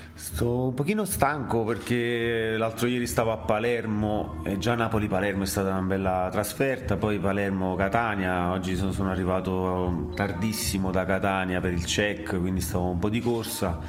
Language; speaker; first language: Italian; native; Italian